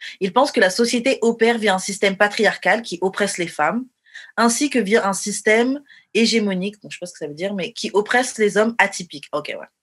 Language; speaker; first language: French; native; French